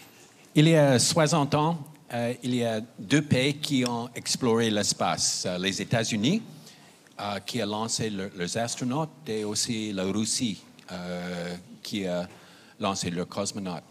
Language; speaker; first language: French; non-native, fluent; English